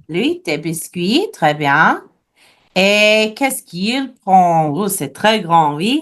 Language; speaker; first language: French; non-native, fluent; English